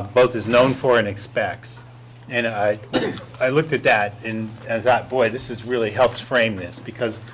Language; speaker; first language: English; native; English